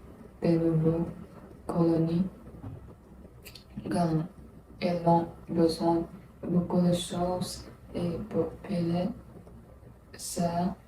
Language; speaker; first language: French; non-native, learner; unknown